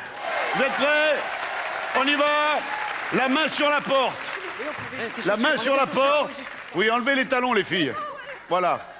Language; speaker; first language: French; native; French